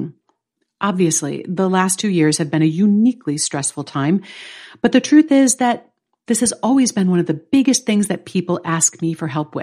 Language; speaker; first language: English; native; English